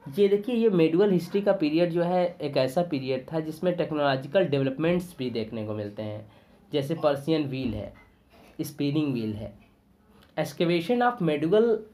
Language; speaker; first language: Hindi; native; Hindi